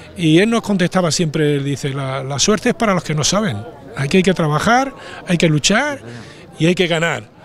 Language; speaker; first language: Spanish; native; Spanish